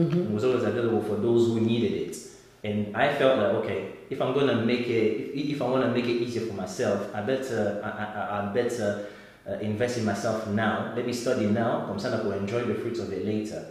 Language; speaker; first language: English; non-native, fluent; Lingala